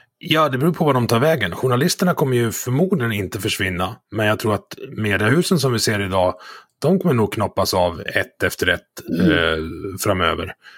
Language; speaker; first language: Swedish; native; Swedish